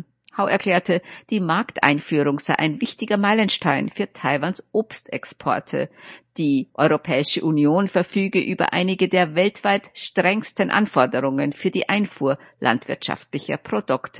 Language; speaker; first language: German; native; German